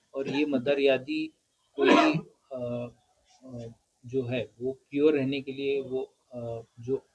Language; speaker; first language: Hindi; non-native, local second language; Marathi